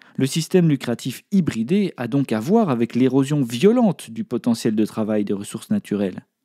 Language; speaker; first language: French; native; French